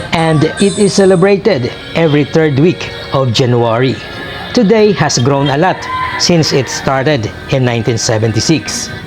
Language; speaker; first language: Filipino; non-native, local second language; Hiligaynon